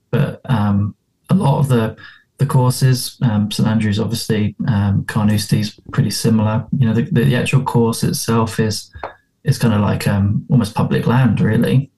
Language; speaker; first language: English; native; English